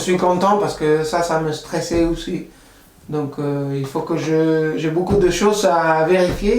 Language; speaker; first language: French; non-native, fluent; Spanish